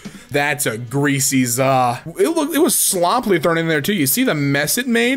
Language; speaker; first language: English; native; English